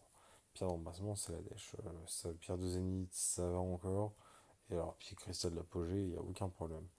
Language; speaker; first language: French; native; French